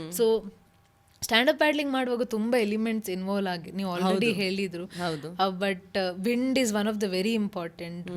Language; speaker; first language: Kannada; native; Kannada